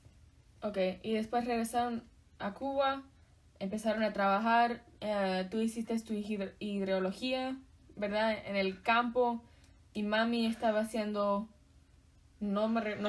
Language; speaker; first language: Spanish; early bilingual, heritage; Spanish